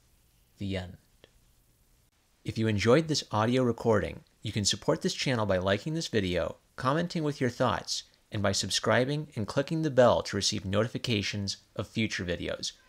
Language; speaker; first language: English; native; English